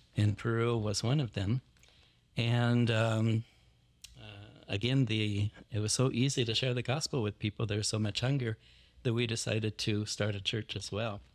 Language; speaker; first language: English; native; English